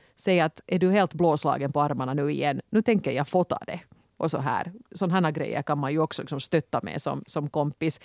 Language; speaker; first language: Swedish; native; Swedish